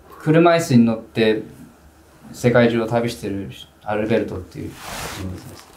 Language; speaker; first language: Japanese; native; Japanese